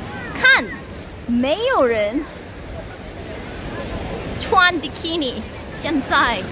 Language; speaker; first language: Chinese; non-native, learner; Korean